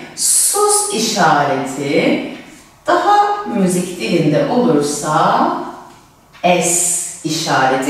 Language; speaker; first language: Turkish; native; Turkish